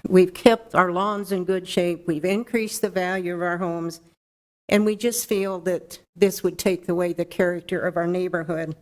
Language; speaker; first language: English; native; English